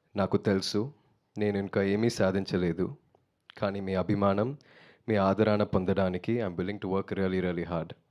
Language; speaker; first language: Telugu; non-native, learner; Tamil